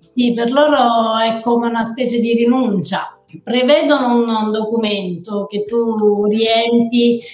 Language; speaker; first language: Italian; native; Italian